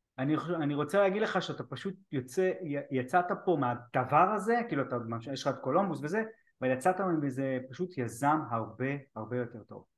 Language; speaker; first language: Hebrew; native; Hebrew